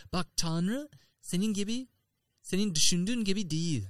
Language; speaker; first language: Turkish; non-native, learner; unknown